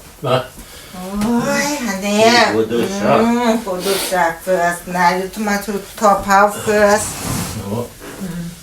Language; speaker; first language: Swedish; non-native, learner; Thai